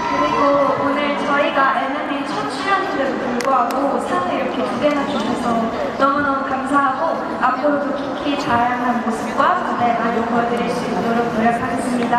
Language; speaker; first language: Korean; native; Korean